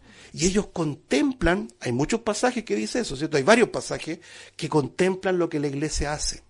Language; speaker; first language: Spanish; native; Spanish